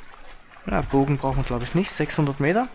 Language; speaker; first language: German; native; German